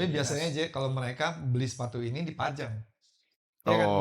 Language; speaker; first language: Indonesian; native; Indonesian